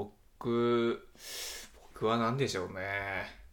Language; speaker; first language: Japanese; native; Japanese